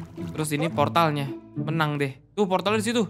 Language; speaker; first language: Indonesian; native; Indonesian